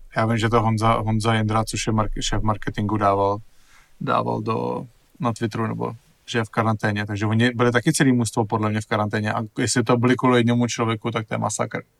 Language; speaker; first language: Czech; native; Czech